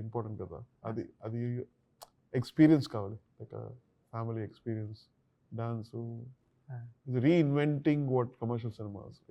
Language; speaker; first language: Telugu; non-native, learner; Tamil